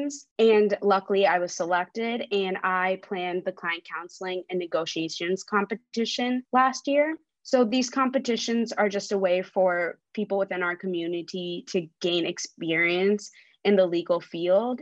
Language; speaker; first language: English; early bilingual, other home language; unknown